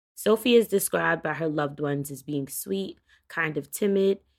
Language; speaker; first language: English; native; English